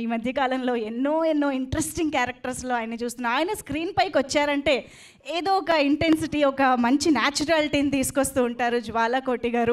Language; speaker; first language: Telugu; native; Telugu